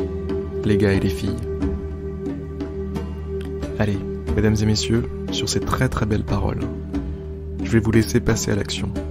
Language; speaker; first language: French; native; French